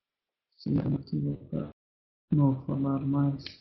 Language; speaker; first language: Portuguese; non-native, fluent; Arabic